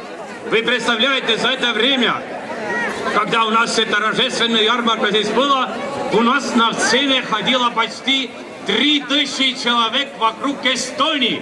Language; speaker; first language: Russian; non-native, local second language; Estonian